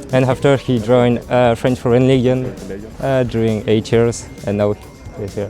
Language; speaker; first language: English; non-native, learner; French